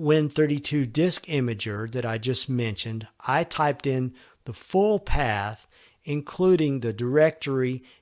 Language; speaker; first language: English; native; English